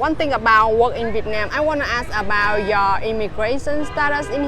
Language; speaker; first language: English; non-native, fluent; Vietnamese